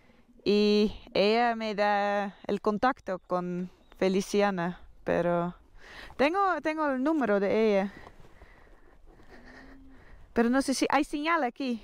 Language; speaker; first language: Spanish; non-native, learner; Dutch